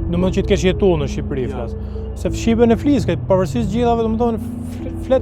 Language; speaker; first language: Albanian; native; Albanian